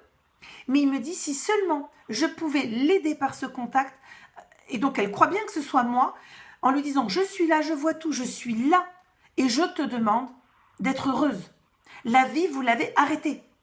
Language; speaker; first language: French; native; French